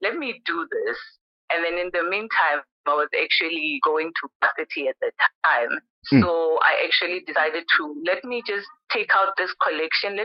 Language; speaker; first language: English; non-native, local second language; Venda